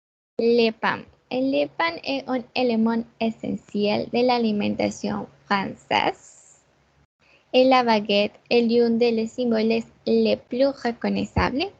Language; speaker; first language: French; non-native, learner; Spanish